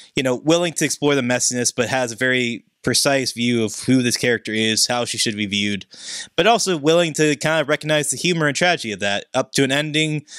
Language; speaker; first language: English; native; English